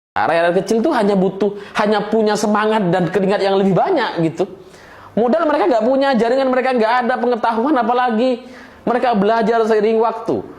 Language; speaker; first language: Indonesian; non-native, local second language; Madurese